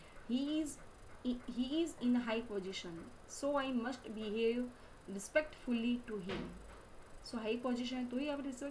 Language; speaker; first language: English; non-native, local second language; Gujarati